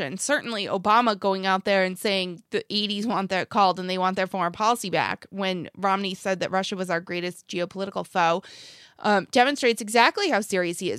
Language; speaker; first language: English; native; English